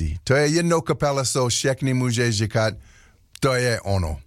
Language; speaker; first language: Czech; non-native, learner; English